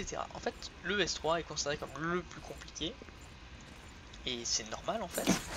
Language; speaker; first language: French; native; French